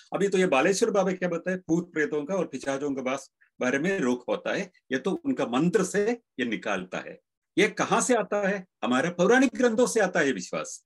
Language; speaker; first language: Hindi; non-native, local second language; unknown